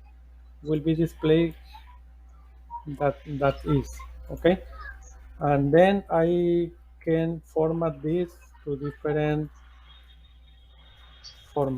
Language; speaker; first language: English; non-native, learner; Spanish